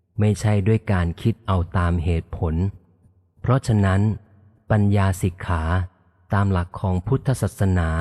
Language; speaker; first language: Thai; native; Thai